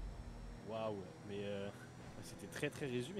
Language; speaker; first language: French; native; French